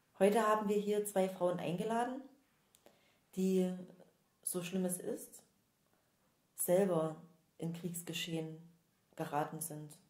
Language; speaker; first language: German; native; German